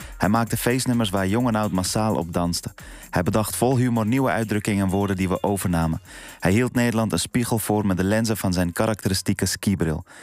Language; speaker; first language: Dutch; early bilingual, other home language; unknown